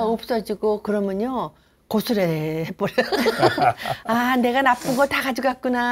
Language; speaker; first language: Korean; native; Korean